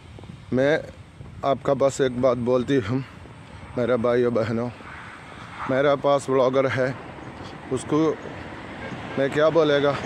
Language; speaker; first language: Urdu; non-native, learner; Malayalam